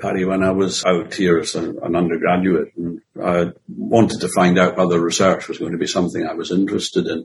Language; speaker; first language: English; native; English